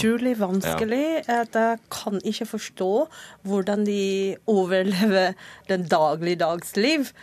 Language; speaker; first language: Norwegian; non-native, fluent; Spanish